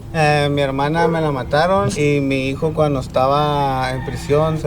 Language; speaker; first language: Spanish; native; Spanish